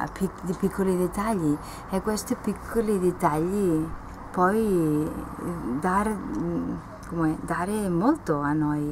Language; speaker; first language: Italian; non-native, fluent; Spanish